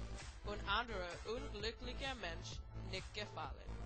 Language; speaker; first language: German; non-native, learner; English